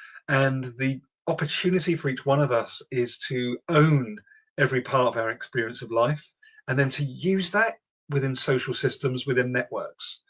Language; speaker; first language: English; native; English